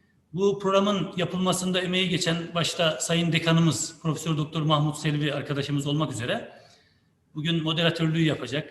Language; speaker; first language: Turkish; native; Turkish